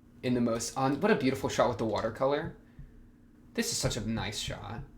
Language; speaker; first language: English; native; English